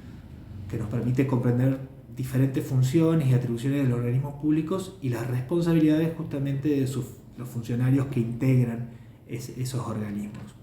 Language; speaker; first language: Spanish; native; Spanish